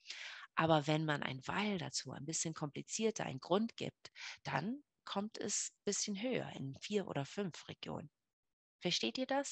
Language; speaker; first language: German; non-native, fluent; English